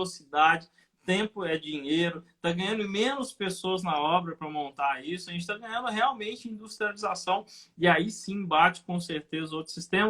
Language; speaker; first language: Portuguese; native; Portuguese